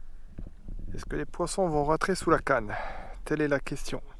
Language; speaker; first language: French; native; French